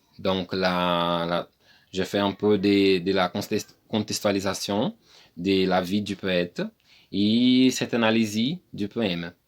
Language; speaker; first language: French; non-native, learner; Portuguese